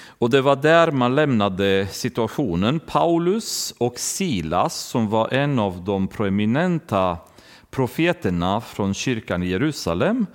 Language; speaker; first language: Swedish; non-native, fluent; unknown